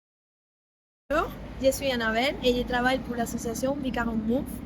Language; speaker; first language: French; non-native, fluent; Spanish